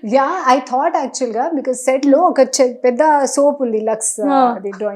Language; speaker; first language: Telugu; non-native, fluent; Hindi